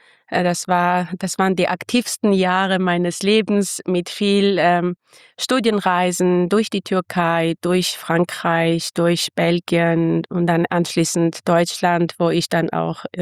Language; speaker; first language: German; non-native, fluent; Armenian